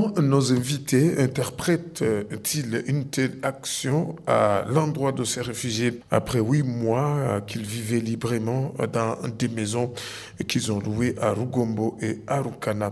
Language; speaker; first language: French; non-native, local second language; Rundi